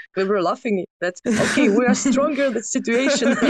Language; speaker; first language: English; non-native, fluent; Ukrainian